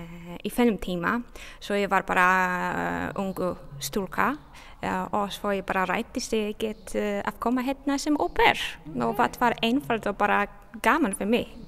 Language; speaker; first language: Icelandic; non-native, learner; Polish